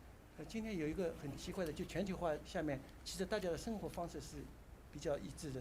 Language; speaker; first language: Chinese; native; Chinese